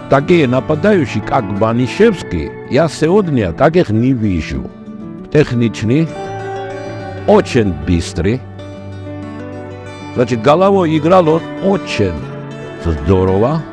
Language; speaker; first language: Russian; non-native, local second language; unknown